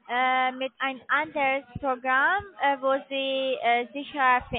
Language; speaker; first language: German; non-native, learner; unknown